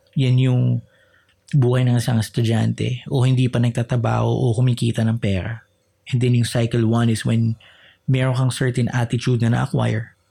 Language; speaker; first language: Filipino; native; Filipino